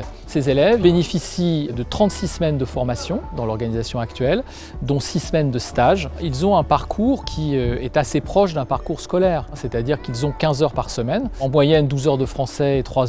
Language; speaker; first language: French; native; French